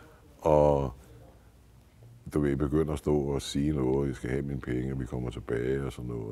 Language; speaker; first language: Danish; native; Danish